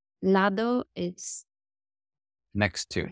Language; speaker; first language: Spanish; non-native, learner; English